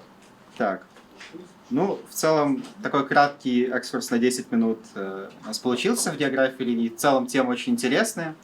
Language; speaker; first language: Russian; native; Russian